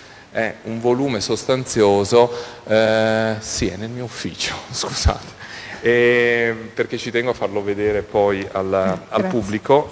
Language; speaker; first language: Italian; native; Italian